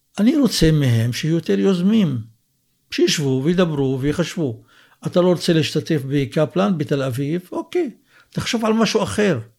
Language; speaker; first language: Hebrew; non-native, local second language; Arabic